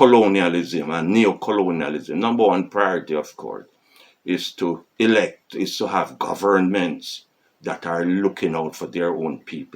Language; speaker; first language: English; non-native, fluent; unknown